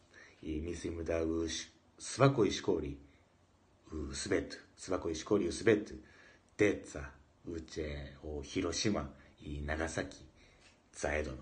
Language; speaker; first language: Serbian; non-native, learner; Japanese